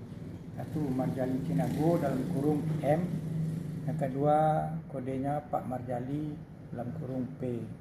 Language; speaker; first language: Indonesian; non-native, local second language; Minangkabau